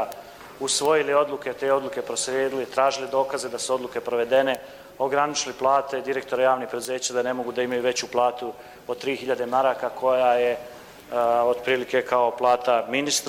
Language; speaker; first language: Croatian; native; Croatian